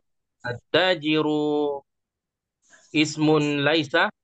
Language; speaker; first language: Arabic; non-native, learner; Indonesian